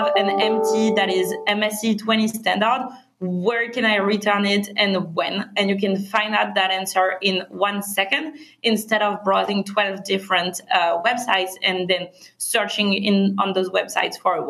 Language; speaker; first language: English; non-native, fluent; French